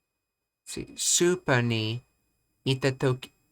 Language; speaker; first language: Japanese; non-native, learner; English